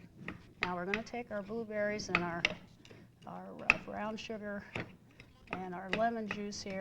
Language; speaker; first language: English; native; English